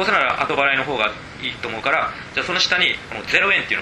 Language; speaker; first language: Japanese; native; Japanese